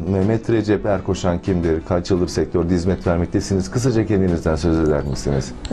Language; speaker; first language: Turkish; native; Turkish